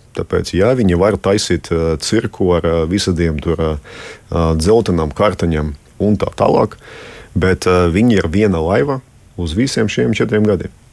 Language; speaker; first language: Latvian; non-native, local second language; Russian